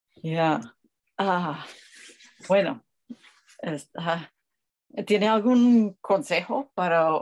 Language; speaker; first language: Spanish; non-native, fluent; English